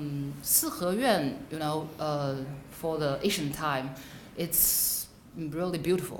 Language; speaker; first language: English; non-native, fluent; Chinese